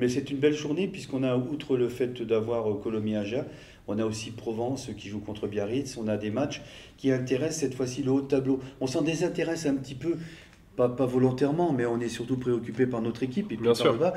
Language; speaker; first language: French; native; French